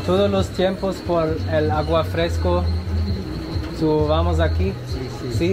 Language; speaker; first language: Spanish; non-native, learner; German